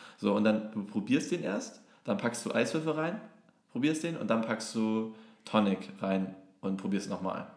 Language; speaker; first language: German; native; German